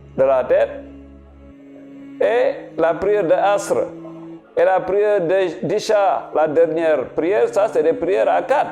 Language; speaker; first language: French; non-native, local second language; Wolof